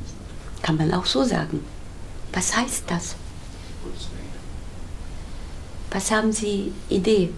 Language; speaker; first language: German; non-native, fluent; Korean